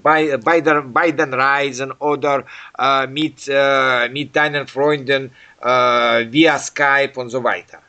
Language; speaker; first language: German; non-native, learner; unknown